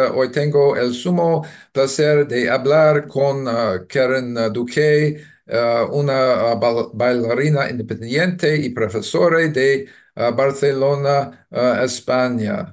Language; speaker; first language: Spanish; non-native, learner; English